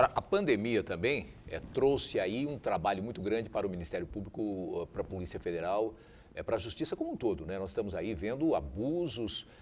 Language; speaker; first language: Portuguese; native; Portuguese